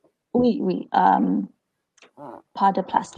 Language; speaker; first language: French; non-native, learner; English